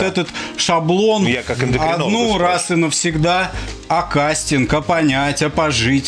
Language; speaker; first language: Russian; native; Russian